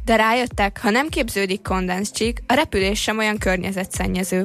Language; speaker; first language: Hungarian; native; Hungarian